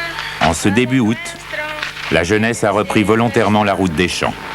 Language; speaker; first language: French; native; French